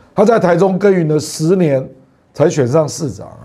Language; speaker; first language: Chinese; native; Chinese